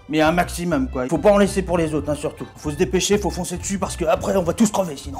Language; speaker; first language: French; native; French